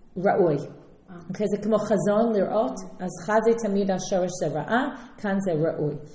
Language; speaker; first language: Hebrew; non-native, fluent; English